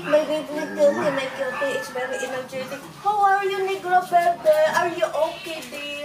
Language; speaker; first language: English; non-native, learner; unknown